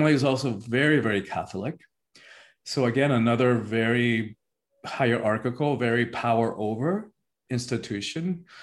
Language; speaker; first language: English; early bilingual, other home language; Spanish